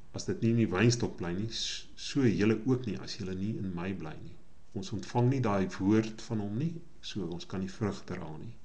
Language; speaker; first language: Afrikaans; native; Afrikaans